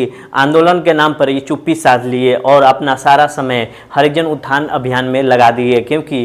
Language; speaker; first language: Hindi; native; Hindi